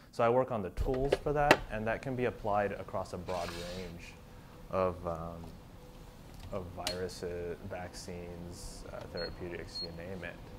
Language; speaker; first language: English; native; English